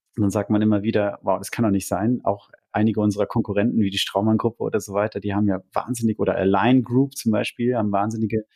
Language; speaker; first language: German; native; German